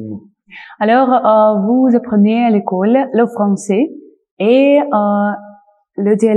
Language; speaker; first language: French; non-native, fluent; Russian